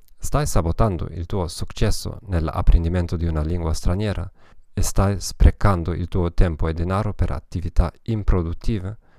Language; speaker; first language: Italian; non-native, learner; German